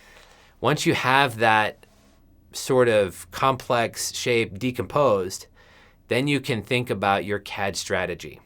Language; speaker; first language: English; native; English